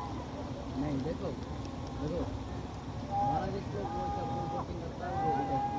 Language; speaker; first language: Hindi; non-native, local second language; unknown